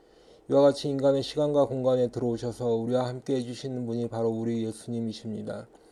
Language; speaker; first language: Korean; native; Korean